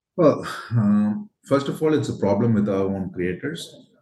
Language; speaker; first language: English; non-native, local second language; Tamil